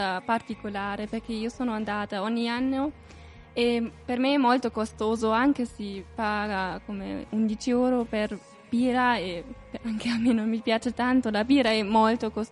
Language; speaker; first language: Italian; non-native, learner; German